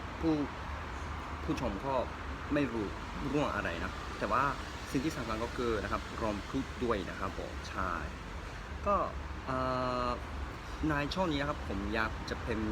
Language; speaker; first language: Thai; non-native, learner; Japanese